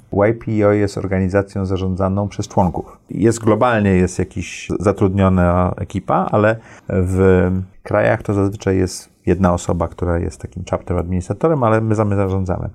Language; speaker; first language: Polish; early bilingual, heritage; Polish